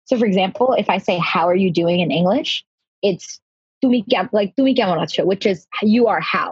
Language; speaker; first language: English; native; English